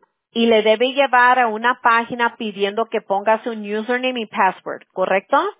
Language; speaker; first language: Spanish; early bilingual, heritage; Spanish